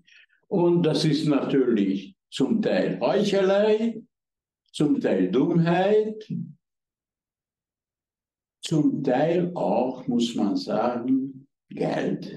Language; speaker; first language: German; non-native, fluent; Hungarian